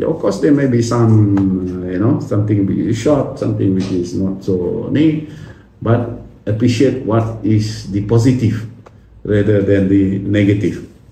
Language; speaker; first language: English; non-native, local second language; Iban